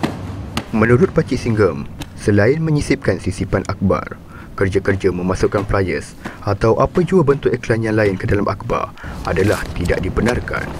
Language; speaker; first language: Malay; native; Malay